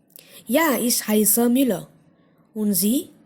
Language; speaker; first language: German; non-native, fluent; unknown